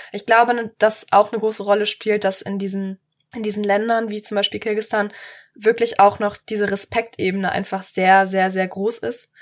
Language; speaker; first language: German; native; German